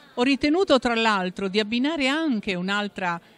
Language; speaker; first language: Italian; native; Italian